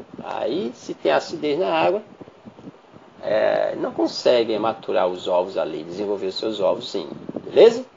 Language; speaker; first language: Portuguese; native; Portuguese